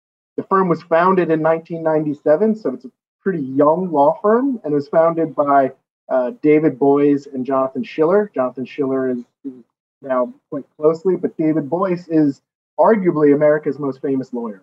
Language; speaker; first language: English; native; English